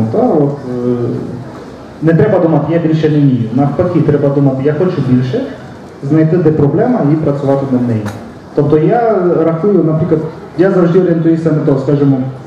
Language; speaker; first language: Ukrainian; non-native, local second language; Romanian